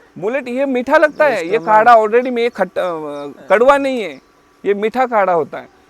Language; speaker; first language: Hindi; non-native, local second language; Marathi